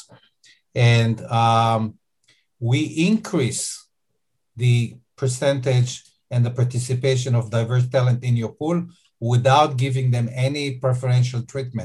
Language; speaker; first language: English; non-native, fluent; Hebrew